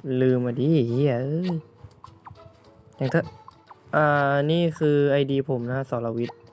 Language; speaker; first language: Thai; native; Thai